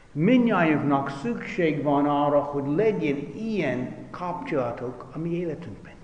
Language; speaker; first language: Hungarian; non-native, fluent; English